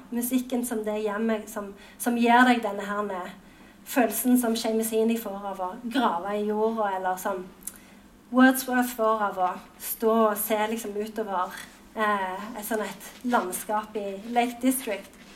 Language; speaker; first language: Norwegian; native; Norwegian